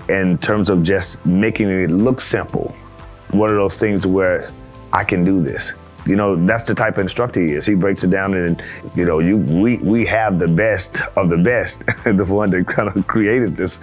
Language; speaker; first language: English; native; English